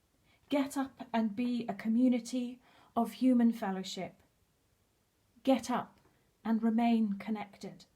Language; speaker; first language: English; native; English